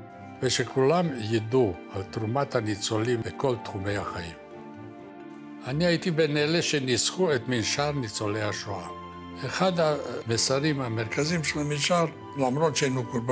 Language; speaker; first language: Hebrew; non-native, fluent; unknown